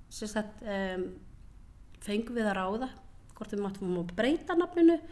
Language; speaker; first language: Icelandic; early bilingual, other home language; Vietnamese